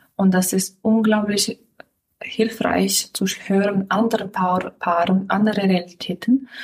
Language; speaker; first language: German; non-native, fluent; Romanian